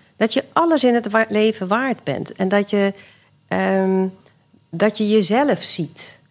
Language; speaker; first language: Dutch; early bilingual, other home language; Swedish